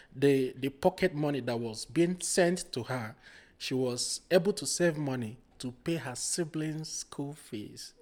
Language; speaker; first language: English; non-native, local second language; Igbo